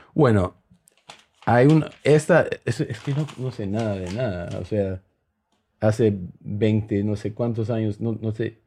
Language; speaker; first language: Spanish; early bilingual, heritage; Spanish